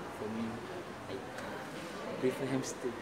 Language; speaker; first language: English; non-native, local second language; Malay